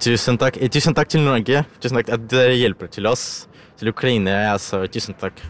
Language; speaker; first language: Norwegian; non-native, learner; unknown